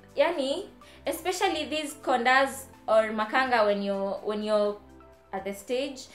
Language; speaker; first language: English; non-native, local second language; Kamba